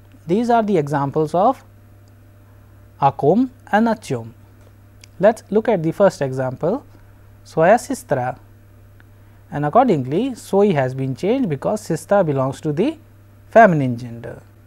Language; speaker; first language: English; non-native, local second language; Hindi